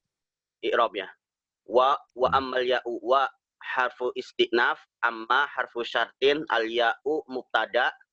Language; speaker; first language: Arabic; non-native, learner; Indonesian